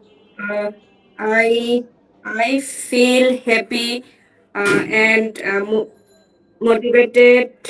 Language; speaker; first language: English; non-native, learner; Bangla